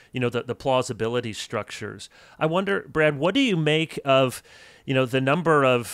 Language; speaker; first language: English; native; English